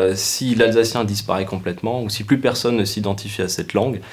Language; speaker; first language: French; native; French